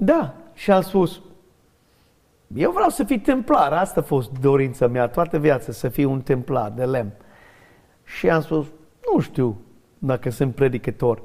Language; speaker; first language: Romanian; non-native, learner; English